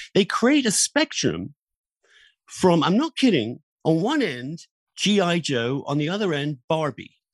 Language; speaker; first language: English; native; English